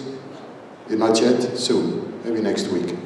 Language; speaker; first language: English; native; English